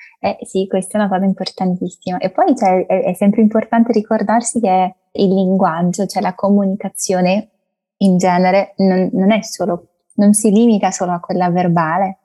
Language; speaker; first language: Italian; non-native, fluent; Portuguese